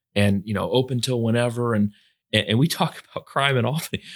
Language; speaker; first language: English; native; English